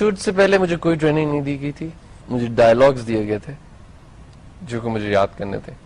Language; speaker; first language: Urdu; non-native, local second language; Punjabi